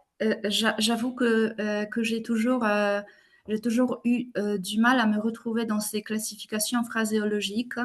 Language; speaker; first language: French; non-native, fluent; Polish